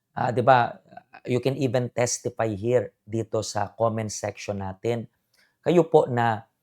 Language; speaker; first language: Filipino; native; Filipino